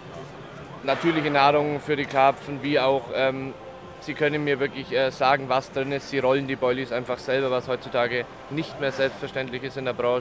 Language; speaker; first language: German; native; German